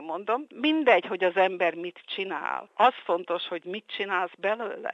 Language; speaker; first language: Hungarian; early bilingual, heritage; Hungarian